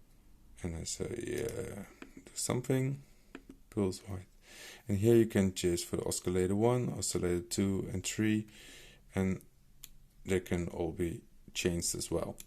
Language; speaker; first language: English; non-native, fluent; Dutch